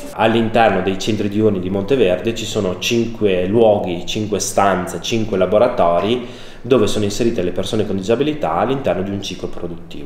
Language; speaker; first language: Italian; native; Italian